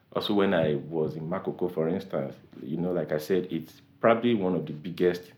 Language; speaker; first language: English; non-native, local second language; Yoruba